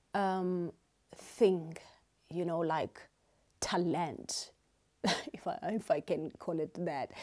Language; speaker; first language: English; non-native, local second language; Xhosa